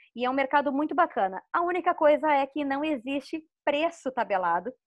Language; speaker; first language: Portuguese; native; Portuguese